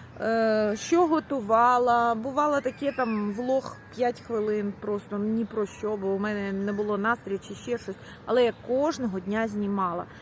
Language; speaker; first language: Ukrainian; non-native, local second language; Russian